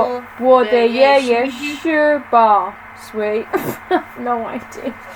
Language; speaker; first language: Chinese; non-native, learner; English